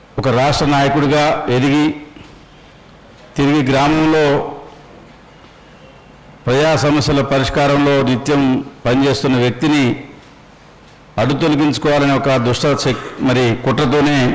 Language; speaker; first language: Telugu; native; Telugu